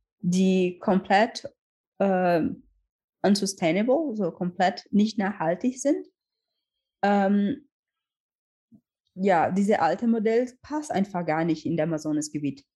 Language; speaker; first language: German; non-native, learner; Portuguese